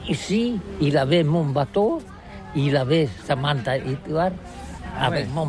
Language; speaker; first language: French; non-native, learner; Spanish